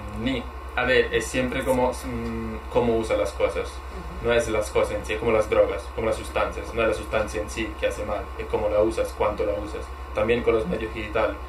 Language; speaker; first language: Spanish; non-native, fluent; Italian